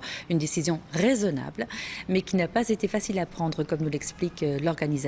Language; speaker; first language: French; native; French